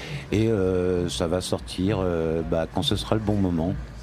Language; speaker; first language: French; native; French